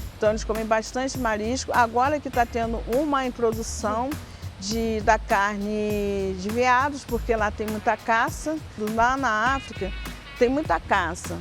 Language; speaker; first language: Portuguese; native; Portuguese